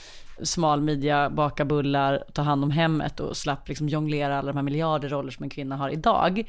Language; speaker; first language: Swedish; native; Swedish